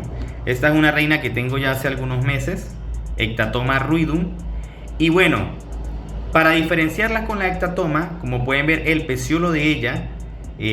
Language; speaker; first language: Spanish; native; Spanish